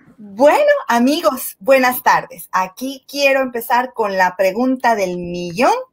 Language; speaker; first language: Spanish; native; Spanish